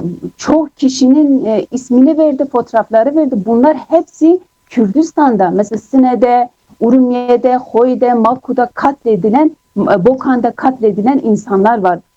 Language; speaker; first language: Turkish; non-native, fluent; Kurdish